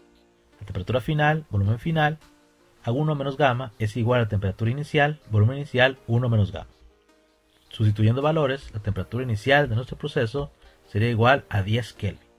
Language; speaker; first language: Spanish; native; Spanish